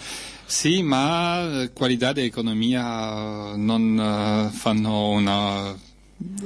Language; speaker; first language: Italian; non-native, fluent; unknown